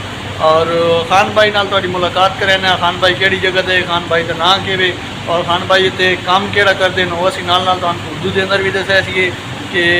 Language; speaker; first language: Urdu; non-native, local second language; Punjabi